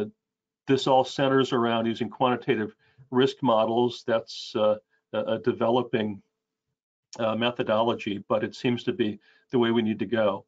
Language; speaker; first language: English; native; English